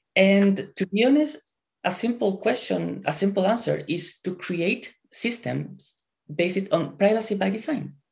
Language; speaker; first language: English; non-native, fluent; Spanish